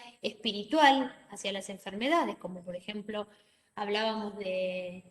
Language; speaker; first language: Spanish; native; Spanish